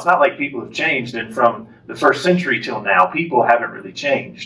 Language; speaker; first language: English; native; English